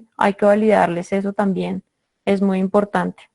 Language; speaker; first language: Spanish; native; Spanish